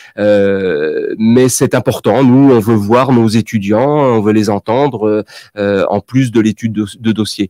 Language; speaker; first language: French; native; French